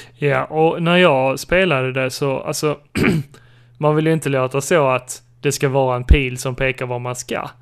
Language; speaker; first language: Swedish; native; Swedish